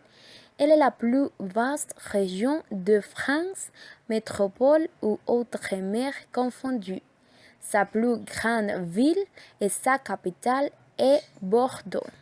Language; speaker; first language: French; non-native, learner; Spanish